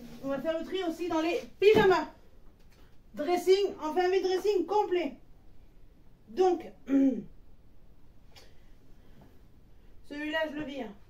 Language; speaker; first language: French; native; French